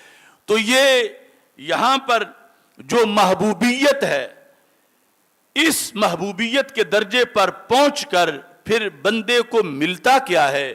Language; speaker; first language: Urdu; native; Urdu